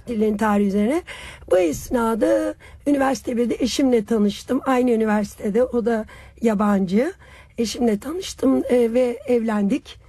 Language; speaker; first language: Turkish; native; Turkish